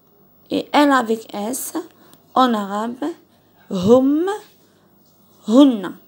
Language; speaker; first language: French; non-native, local second language; Arabic